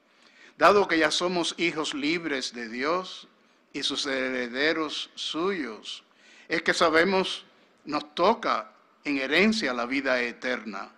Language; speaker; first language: Spanish; native; Spanish